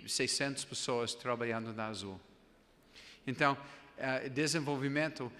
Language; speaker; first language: Portuguese; non-native, fluent; English